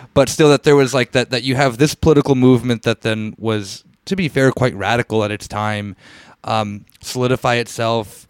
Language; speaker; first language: English; native; English